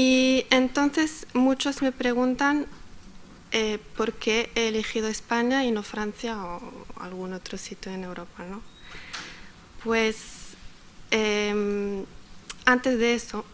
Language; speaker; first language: Spanish; non-native, fluent; Arabic